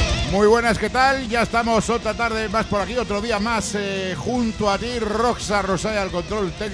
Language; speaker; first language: Spanish; native; Spanish